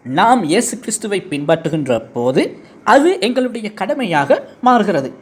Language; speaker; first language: Tamil; non-native, fluent; English